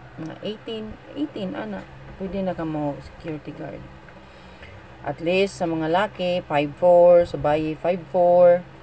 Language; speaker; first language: Filipino; non-native, local second language; Cebuano